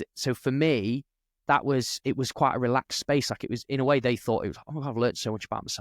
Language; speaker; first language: English; native; English